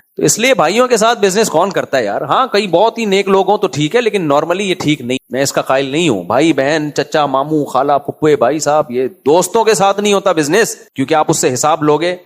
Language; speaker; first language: Urdu; native; Urdu